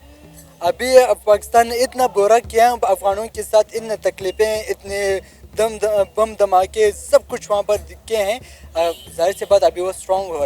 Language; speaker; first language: Hindi; non-native, local second language; Pashto